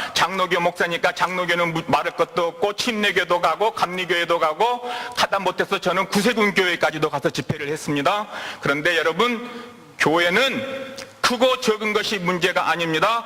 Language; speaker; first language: Korean; native; Korean